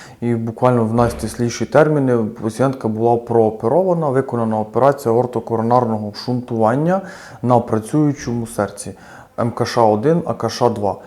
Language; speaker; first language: Ukrainian; native; Ukrainian